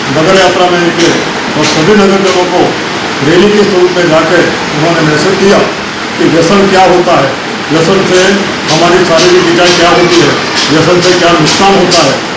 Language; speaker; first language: Hindi; non-native, local second language; Gujarati